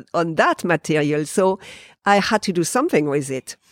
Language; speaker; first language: English; non-native, fluent; French